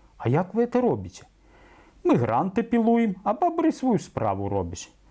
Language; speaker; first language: Belarusian; native; Belarusian